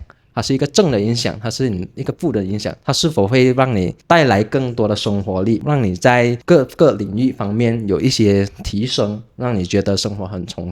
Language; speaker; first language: Chinese; non-native, local second language; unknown